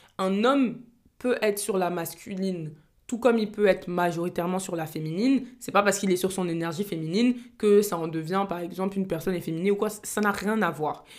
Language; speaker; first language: French; native; French